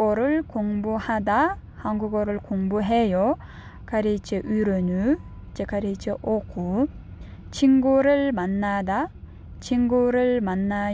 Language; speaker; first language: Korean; non-native, fluent; Kyrgyz